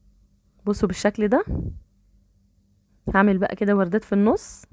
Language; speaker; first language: Arabic; native; Arabic